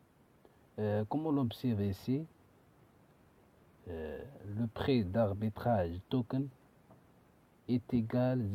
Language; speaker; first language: French; non-native, learner; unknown